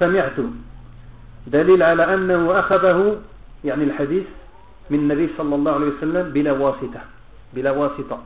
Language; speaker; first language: Arabic; non-native, fluent; French